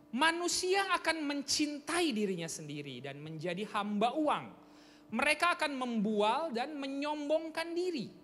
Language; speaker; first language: Indonesian; native; Indonesian